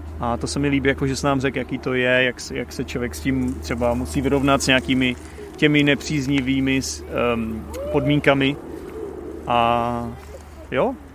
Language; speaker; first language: Czech; native; Czech